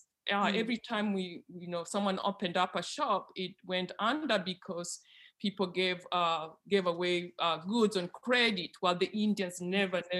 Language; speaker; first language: English; non-native, local second language; Luyia